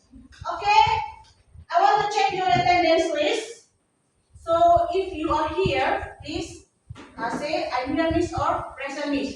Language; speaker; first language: English; non-native, fluent; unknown